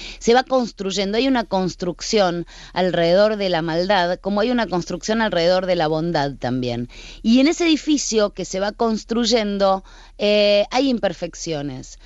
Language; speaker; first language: Spanish; native; Spanish